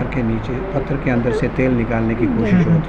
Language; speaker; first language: Hindi; native; Hindi